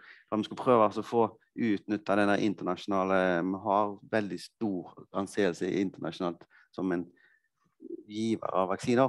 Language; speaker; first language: Norwegian; native; Norwegian